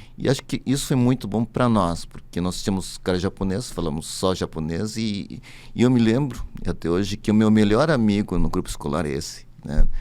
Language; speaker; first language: Portuguese; early bilingual, other home language; Japanese